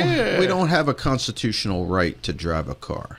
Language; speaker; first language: English; native; English